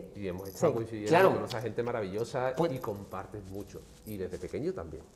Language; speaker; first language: Spanish; native; Spanish